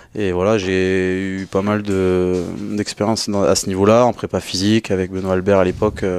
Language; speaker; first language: French; native; French